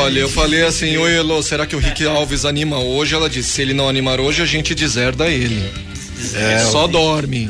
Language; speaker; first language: Portuguese; native; Portuguese